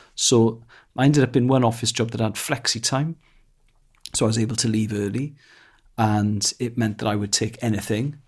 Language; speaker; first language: English; non-native, local second language; Welsh